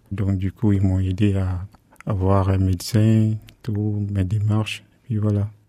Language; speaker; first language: French; non-native, local second language; Fula